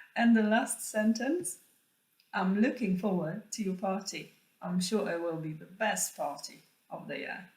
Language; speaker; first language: English; non-native, fluent; Polish